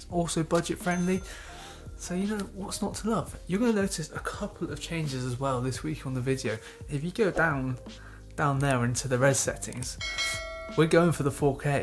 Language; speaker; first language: English; native; English